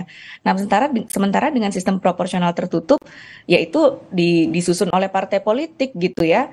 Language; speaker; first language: Indonesian; native; Indonesian